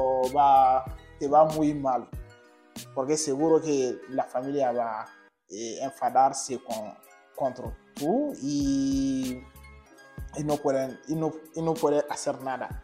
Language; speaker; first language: Spanish; non-native, learner; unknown